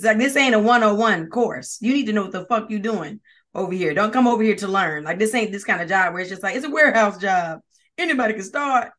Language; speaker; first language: English; native; English